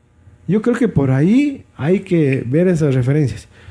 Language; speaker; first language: Spanish; native; Spanish